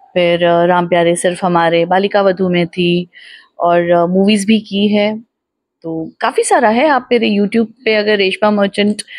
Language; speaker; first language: Hindi; non-native, local second language; Gujarati